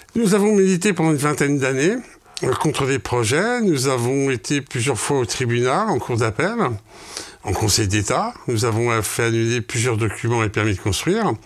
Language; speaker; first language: French; native; French